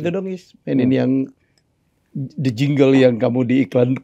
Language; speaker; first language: Indonesian; native; Indonesian